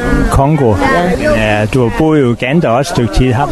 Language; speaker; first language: Danish; native; Danish